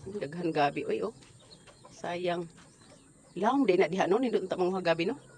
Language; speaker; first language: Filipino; non-native, local second language; Cebuano